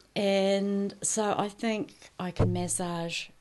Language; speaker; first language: English; native; English